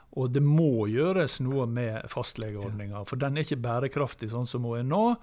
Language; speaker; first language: Norwegian; native; Norwegian